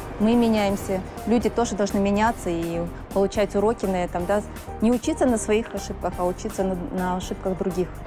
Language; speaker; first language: Russian; non-native, local second language; Kazakh